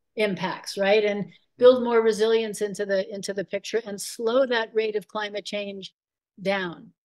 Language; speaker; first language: English; native; English